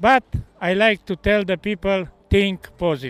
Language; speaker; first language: English; non-native, learner; Romanian